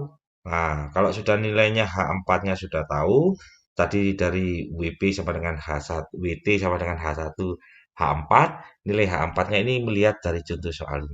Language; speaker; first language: Indonesian; native; Indonesian